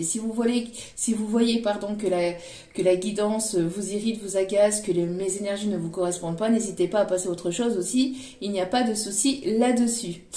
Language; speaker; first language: French; native; French